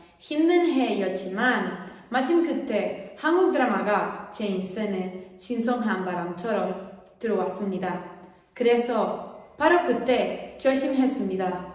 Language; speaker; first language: Korean; non-native, learner; Spanish